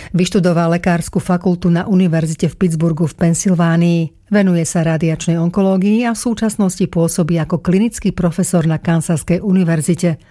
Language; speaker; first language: Slovak; native; Slovak